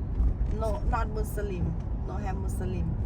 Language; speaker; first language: English; non-native, learner; Thai